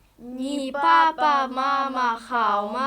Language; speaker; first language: Chinese; non-native, learner; Kyrgyz